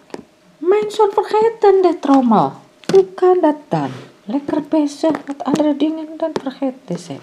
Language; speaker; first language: Dutch; non-native, learner; Indonesian